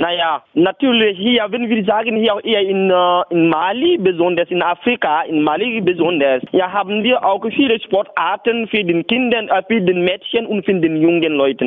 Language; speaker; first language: German; non-native, learner; Bambara